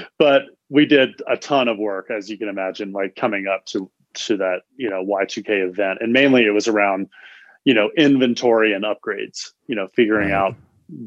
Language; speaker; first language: English; native; English